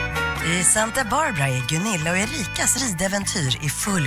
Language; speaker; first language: Swedish; native; Swedish